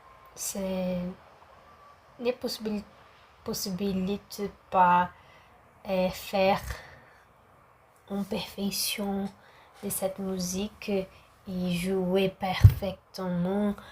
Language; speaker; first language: French; non-native, learner; Portuguese